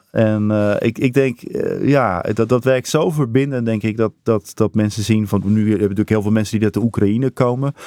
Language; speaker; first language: Dutch; native; Dutch